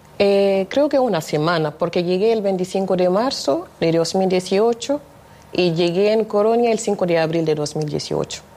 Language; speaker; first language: Spanish; non-native, fluent; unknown